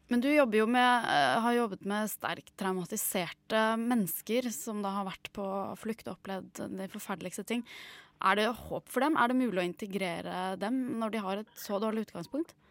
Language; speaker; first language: Norwegian; native; Norwegian